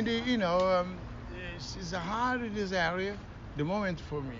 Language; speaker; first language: English; non-native, learner; Kabuverdianu